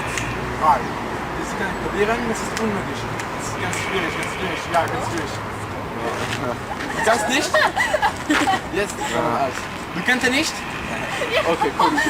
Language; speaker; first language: German; non-native, learner; French